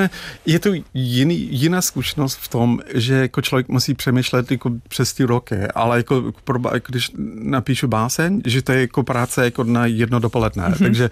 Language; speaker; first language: Czech; non-native, fluent; English